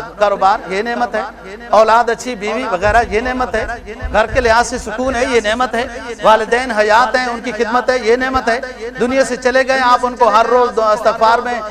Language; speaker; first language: Urdu; non-native, local second language; Punjabi